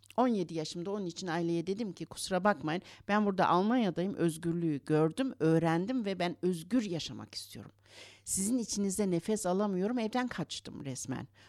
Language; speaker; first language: Turkish; early bilingual, heritage; Turkish